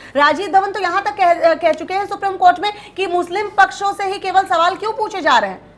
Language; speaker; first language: Hindi; native; Hindi